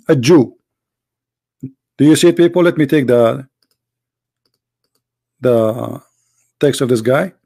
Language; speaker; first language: English; non-native, fluent; Arabic